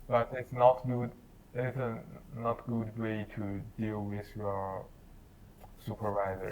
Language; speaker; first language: English; non-native, learner; Chinese